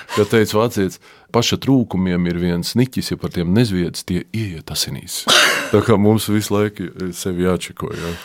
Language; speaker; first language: Latvian; native; Latvian